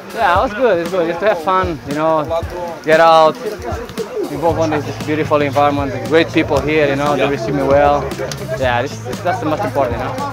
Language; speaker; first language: English; non-native, fluent; Portuguese